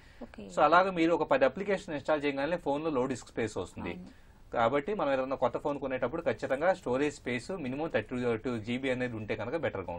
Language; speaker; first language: Telugu; native; Telugu